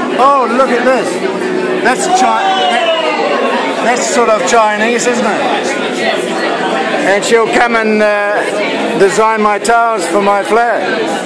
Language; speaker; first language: English; native; English